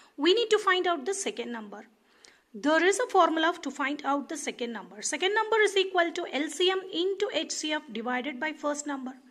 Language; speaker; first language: English; non-native, local second language; Tamil